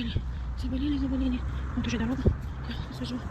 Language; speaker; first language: Russian; non-native, fluent; Armenian